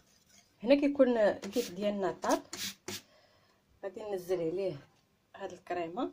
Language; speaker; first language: Arabic; native; Arabic